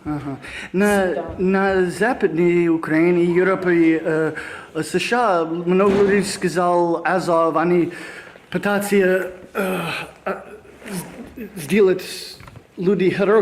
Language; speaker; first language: Russian; non-native, learner; English